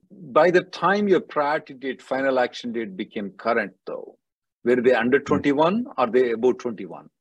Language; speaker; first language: English; non-native, local second language; Telugu